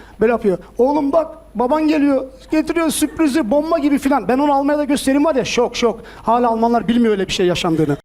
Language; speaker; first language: Turkish; early bilingual, heritage; Turkish